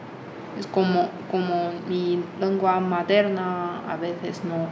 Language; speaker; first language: Spanish; non-native, fluent; Chinese